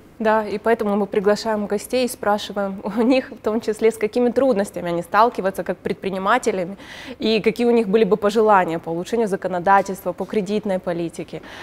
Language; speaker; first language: Russian; non-native, local second language; Azerbaijani